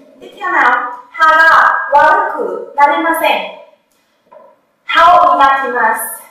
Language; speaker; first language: Japanese; non-native, fluent; Vietnamese